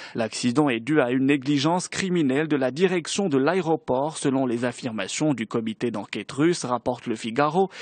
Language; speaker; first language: French; non-native, local second language; Arabic